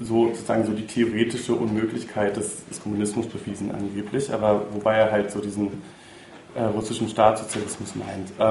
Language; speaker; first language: German; native; German